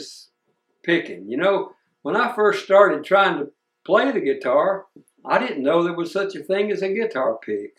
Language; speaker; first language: English; native; English